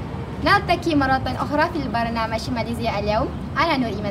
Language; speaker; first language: Arabic; non-native, learner; Malay